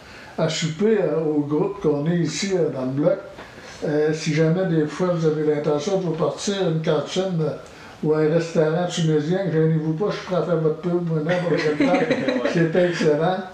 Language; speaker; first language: French; native; French